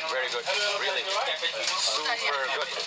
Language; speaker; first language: English; non-native, fluent; Indonesian